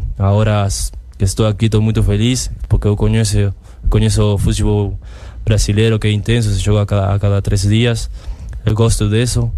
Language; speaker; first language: Portuguese; non-native, fluent; Spanish